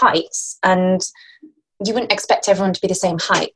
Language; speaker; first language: English; native; English